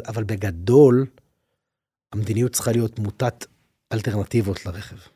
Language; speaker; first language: Hebrew; native; Hebrew